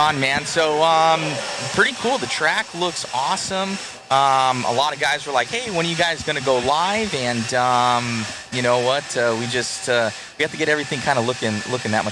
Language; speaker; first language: English; native; English